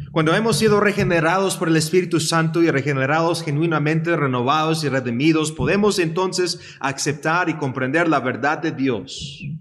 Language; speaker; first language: Spanish; early bilingual, heritage; Spanish